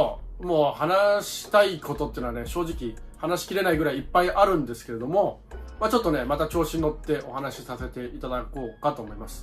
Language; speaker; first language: Japanese; native; Japanese